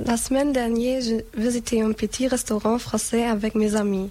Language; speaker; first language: French; non-native, learner; German